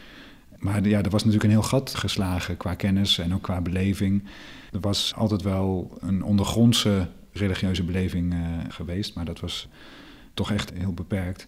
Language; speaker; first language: Dutch; native; Dutch